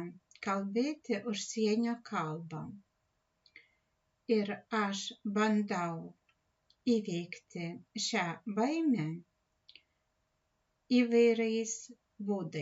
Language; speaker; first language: Lithuanian; non-native, learner; Russian